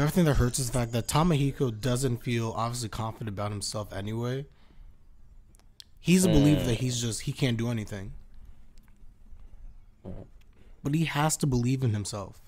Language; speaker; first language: English; non-native, fluent; Indonesian